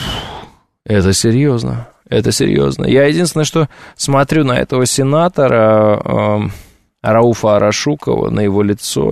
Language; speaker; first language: Russian; native; Russian